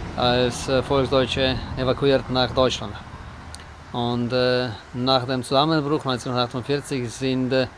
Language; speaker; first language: German; native; German